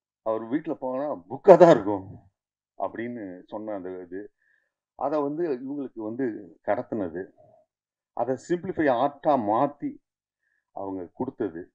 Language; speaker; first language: Tamil; native; Tamil